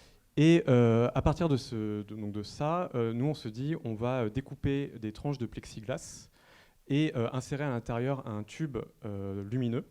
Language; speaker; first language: French; native; French